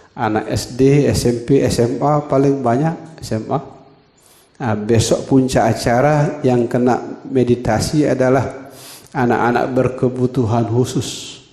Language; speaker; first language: Indonesian; non-native, local second language; Balinese